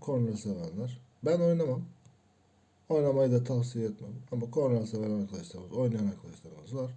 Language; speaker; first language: Turkish; native; Turkish